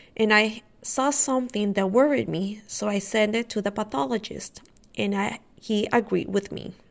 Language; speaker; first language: English; non-native, fluent; Spanish